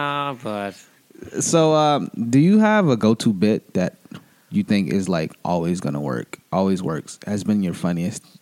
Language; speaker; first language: English; native; English